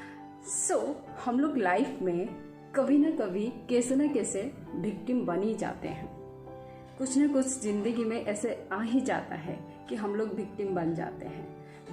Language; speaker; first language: Hindi; non-native, local second language; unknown